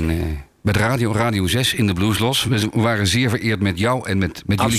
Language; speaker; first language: Dutch; native; Dutch